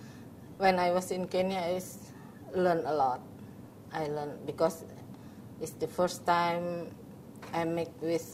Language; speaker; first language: English; non-native, learner; Indonesian